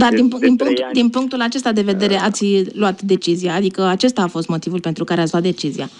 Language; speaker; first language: Romanian; native; Romanian